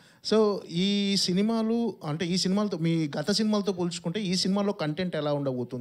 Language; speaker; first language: Telugu; native; Telugu